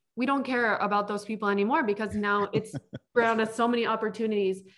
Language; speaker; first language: English; native; English